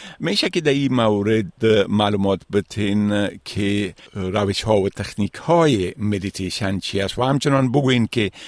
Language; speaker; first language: Persian; native; Persian